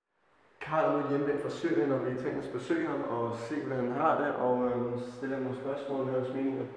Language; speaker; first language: Danish; native; Danish